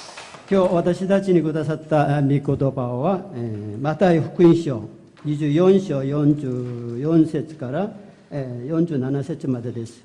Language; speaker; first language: Japanese; non-native, fluent; Korean